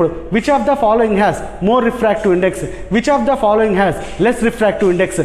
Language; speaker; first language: English; non-native, local second language; Telugu